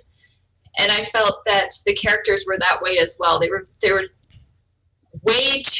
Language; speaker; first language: English; non-native, fluent; German